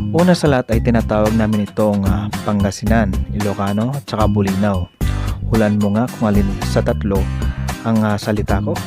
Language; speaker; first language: Filipino; native; Filipino